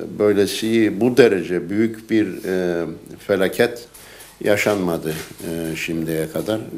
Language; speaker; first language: Turkish; native; Turkish